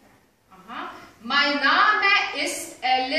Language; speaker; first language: German; non-native, fluent; Lithuanian